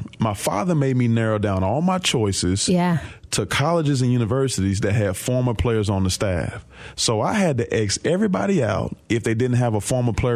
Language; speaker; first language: English; native; English